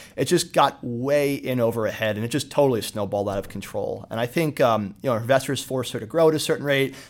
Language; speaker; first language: English; native; English